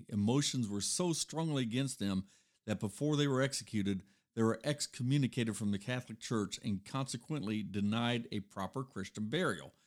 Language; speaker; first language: English; native; English